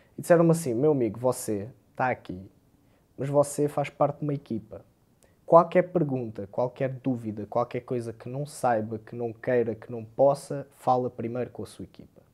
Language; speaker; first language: Portuguese; early bilingual, other home language; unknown